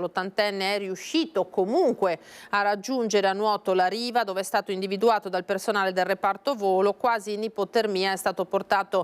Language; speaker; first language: Italian; native; Italian